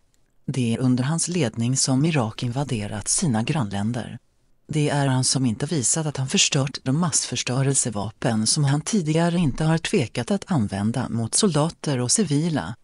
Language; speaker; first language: Swedish; native; Swedish